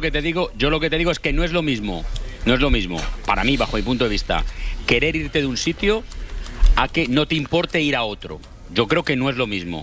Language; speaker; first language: Spanish; native; Spanish